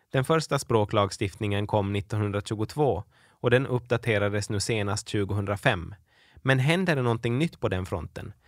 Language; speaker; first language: Swedish; native; Swedish